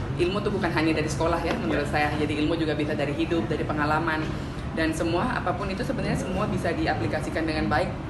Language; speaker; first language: Indonesian; native; Indonesian